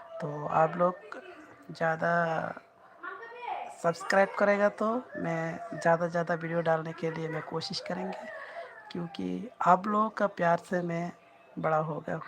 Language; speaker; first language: Hindi; non-native, learner; Bangla